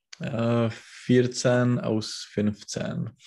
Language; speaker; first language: German; non-native, learner; Czech